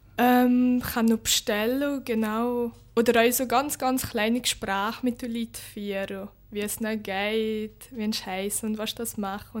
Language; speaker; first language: German; early bilingual, other home language; Bosnian